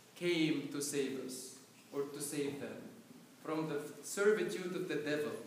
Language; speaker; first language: English; non-native, fluent; Arabic